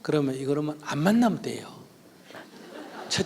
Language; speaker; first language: Korean; native; Korean